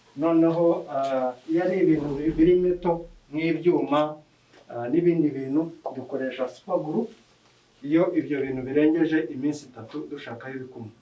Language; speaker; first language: Kinyarwanda; native; Kinyarwanda